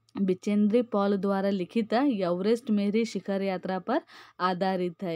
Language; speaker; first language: Hindi; non-native, local second language; Kannada